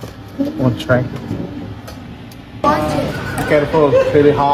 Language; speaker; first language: English; non-native, fluent; Indonesian